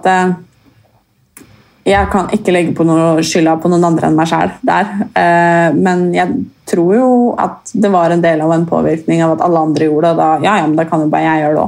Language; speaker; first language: Norwegian; native; Norwegian